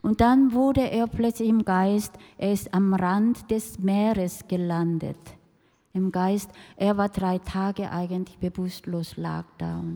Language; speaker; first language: German; non-native, fluent; Korean